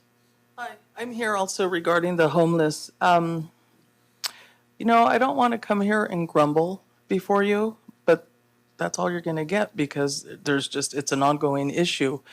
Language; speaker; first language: English; native; English